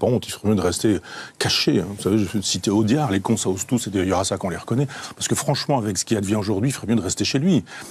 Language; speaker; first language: French; native; French